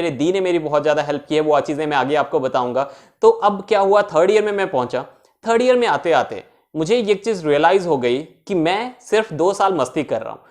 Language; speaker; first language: Hindi; native; Hindi